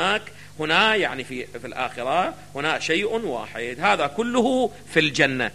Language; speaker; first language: Arabic; native; Arabic